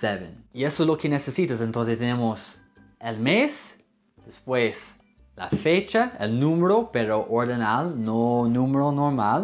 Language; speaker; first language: Spanish; non-native, fluent; English